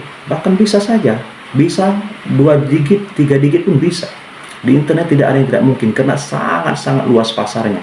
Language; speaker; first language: Indonesian; native; Indonesian